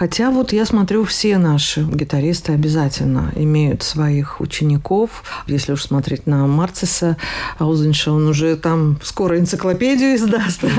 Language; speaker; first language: Russian; native; Russian